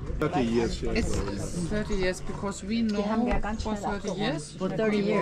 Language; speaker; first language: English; non-native, learner; German